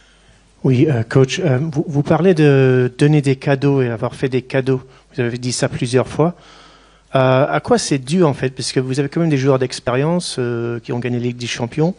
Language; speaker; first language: French; native; French